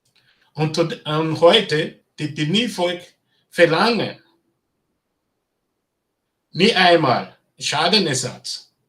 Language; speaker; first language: German; non-native, learner; Bini